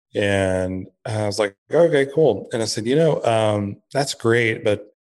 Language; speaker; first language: English; native; English